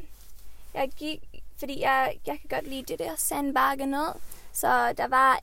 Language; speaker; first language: Danish; early bilingual, heritage; Swedish